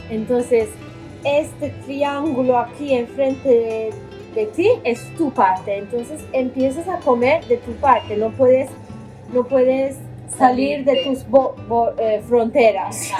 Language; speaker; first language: Spanish; non-native, fluent; Turkish